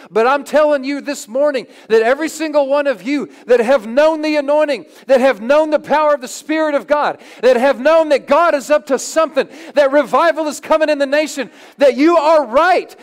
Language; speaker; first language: English; native; English